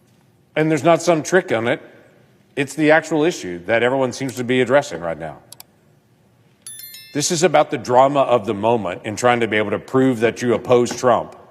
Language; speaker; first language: English; native; English